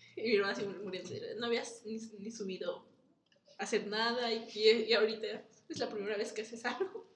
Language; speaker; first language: Spanish; native; Spanish